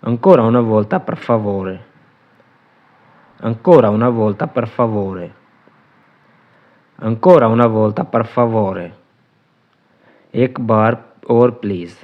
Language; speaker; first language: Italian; non-native, learner; Urdu